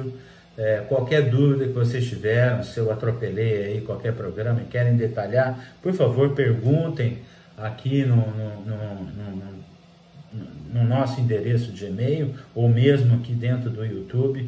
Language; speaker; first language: Portuguese; native; Portuguese